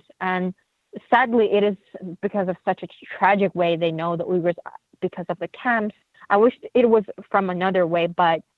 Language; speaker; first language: English; non-native, fluent; Uyghur